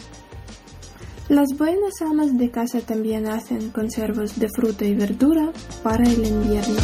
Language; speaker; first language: Spanish; non-native, learner; Ukrainian